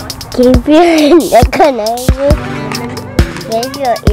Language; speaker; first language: Japanese; early bilingual, heritage; Japanese